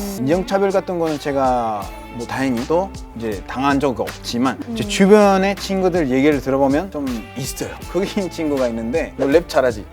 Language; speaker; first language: Korean; non-native, fluent; Spanish